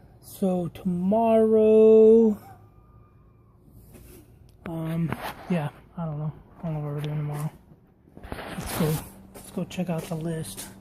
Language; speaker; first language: English; native; English